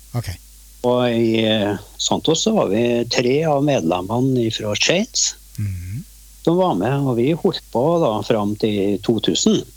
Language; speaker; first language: Norwegian; native; Norwegian